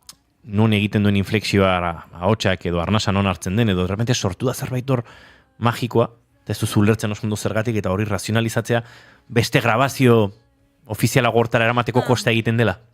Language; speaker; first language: Basque; native; Basque